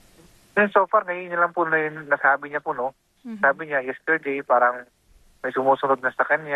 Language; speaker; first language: Filipino; non-native, local second language; Cebuano